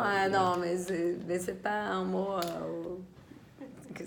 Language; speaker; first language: French; non-native, fluent; Portuguese